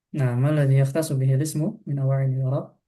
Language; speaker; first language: Arabic; non-native, fluent; Indonesian